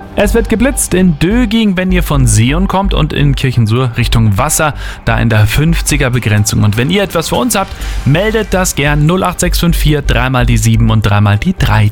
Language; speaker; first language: German; native; German